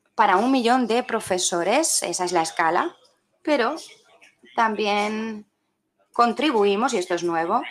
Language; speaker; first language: Spanish; non-native, fluent; French